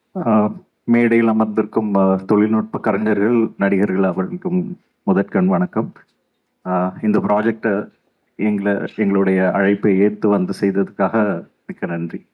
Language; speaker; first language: Tamil; native; Tamil